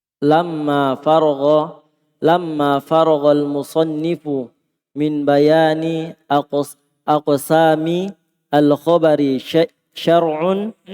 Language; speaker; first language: Arabic; non-native, learner; Indonesian